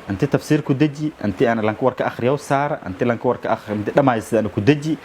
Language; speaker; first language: Somali; non-native, local second language; Maay